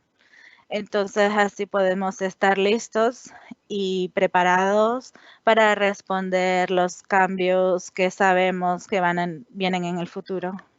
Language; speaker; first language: Spanish; non-native, fluent; English